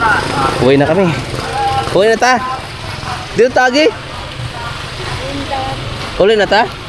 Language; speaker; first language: Filipino; non-native, local second language; Waray